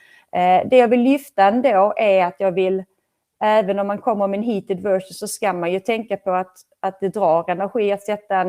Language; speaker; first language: Swedish; native; Swedish